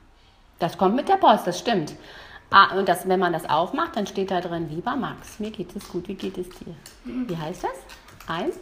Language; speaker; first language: German; native; German